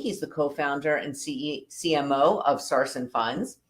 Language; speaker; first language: English; native; English